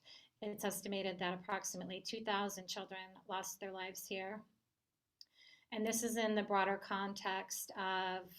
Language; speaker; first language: English; native; English